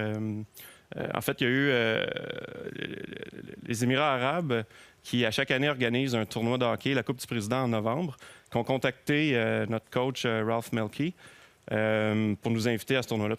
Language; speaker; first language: French; native; French